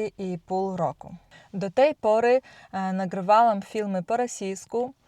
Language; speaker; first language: Polish; non-native, learner; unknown